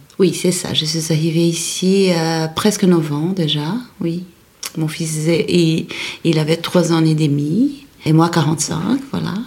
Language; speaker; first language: French; non-native, fluent; Portuguese